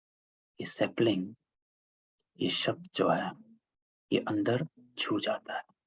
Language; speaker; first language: Hindi; native; Hindi